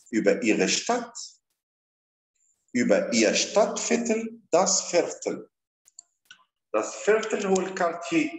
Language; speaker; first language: German; non-native, fluent; Arabic